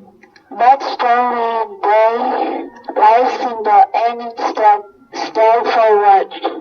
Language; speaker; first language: English; non-native, learner; Indonesian